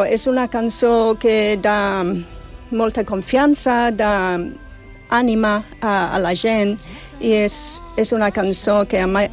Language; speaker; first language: Catalan; non-native, fluent; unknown